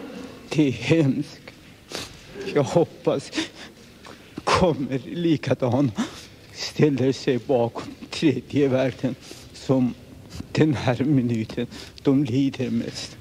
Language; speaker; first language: Swedish; non-native, learner; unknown